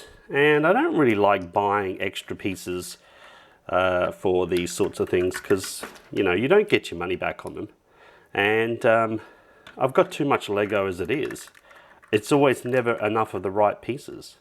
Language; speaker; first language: English; native; English